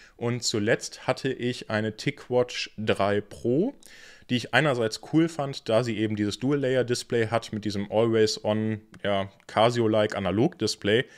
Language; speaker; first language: German; native; German